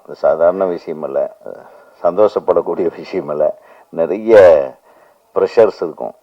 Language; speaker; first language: Tamil; native; Tamil